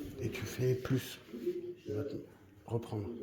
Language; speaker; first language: French; native; French